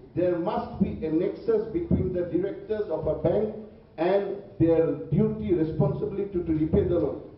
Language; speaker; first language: English; non-native, local second language; Bangla